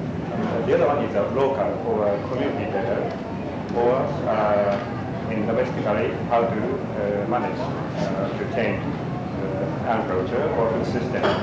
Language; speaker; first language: English; non-native, learner; Japanese